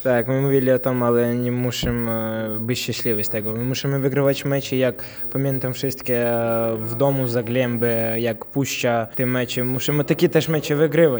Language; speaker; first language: Polish; non-native, learner; Ukrainian